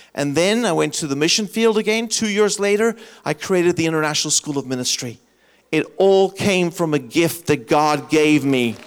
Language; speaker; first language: English; native; English